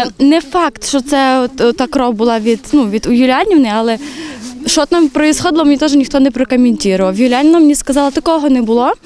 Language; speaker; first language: Ukrainian; native; Ukrainian